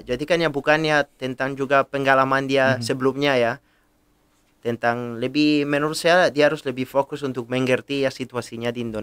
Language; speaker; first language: Indonesian; non-native, fluent; Italian